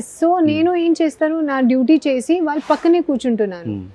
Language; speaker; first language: Telugu; non-native, learner; Hindi